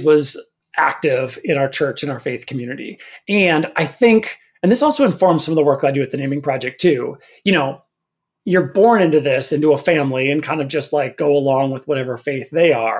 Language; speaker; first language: English; native; English